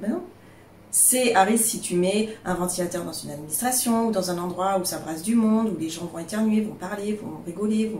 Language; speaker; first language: French; native; French